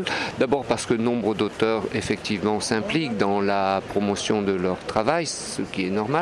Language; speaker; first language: French; native; French